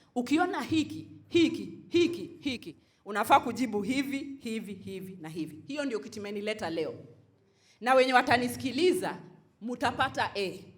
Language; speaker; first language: Swahili; non-native, local second language; Luo (Kenya and Tanzania)